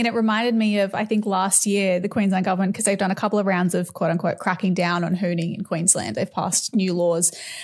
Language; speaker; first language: English; native; English